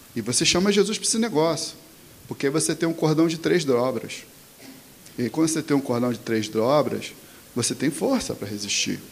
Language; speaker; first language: Portuguese; native; Portuguese